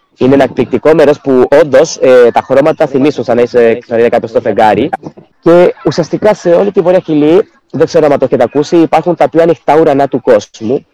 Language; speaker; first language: Greek; non-native, fluent; Spanish